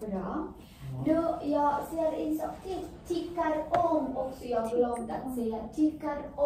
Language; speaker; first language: Swedish; non-native, fluent; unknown